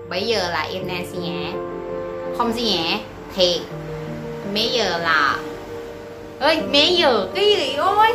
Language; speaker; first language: Vietnamese; non-native, learner; Thai